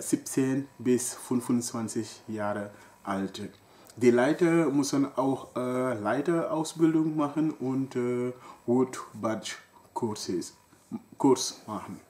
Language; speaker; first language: German; non-native, local second language; French